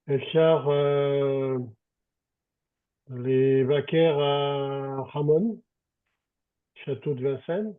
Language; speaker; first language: Hebrew; non-native, learner; French